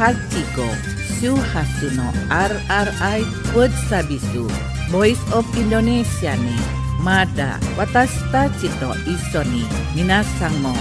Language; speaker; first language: Japanese; non-native, learner; Indonesian